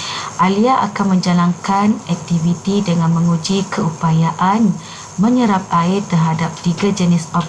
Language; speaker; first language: Malay; native; Malay